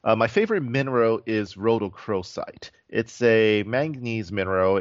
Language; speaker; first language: English; native; English